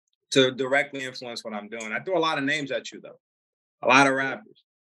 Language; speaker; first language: English; early bilingual, other home language; Spanish